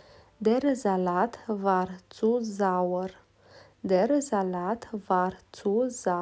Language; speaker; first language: German; non-native, fluent; Romanian